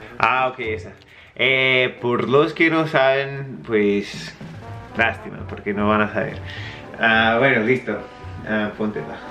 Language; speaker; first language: Spanish; non-native, fluent; English